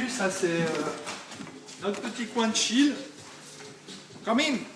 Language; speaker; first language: French; native; French